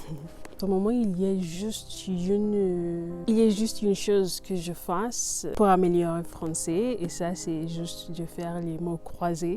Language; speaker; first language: French; non-native, learner; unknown